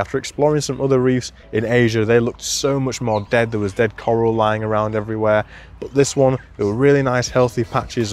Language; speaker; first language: English; native; English